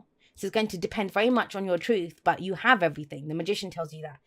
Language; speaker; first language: English; native; English